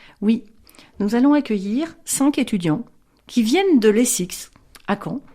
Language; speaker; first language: French; native; French